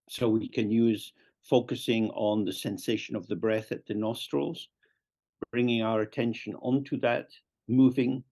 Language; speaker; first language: English; native; English